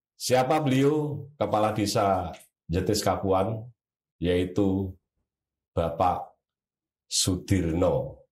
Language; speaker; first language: Indonesian; native; Indonesian